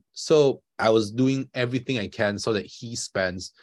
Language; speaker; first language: English; non-native, local second language; Chinese